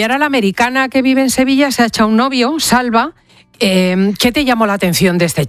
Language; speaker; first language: Spanish; native; Spanish